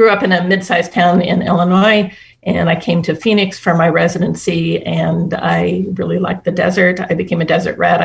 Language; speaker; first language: English; native; English